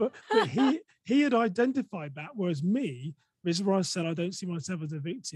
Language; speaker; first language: English; native; English